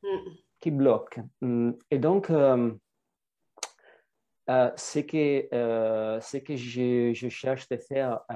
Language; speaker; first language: French; non-native, fluent; Italian